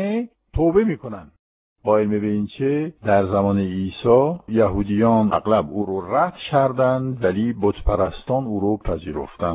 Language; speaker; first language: Persian; non-native, fluent; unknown